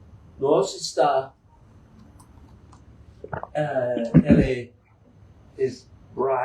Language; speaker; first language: Spanish; non-native, learner; English